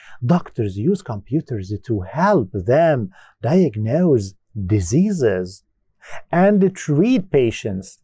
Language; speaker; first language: English; non-native, fluent; Arabic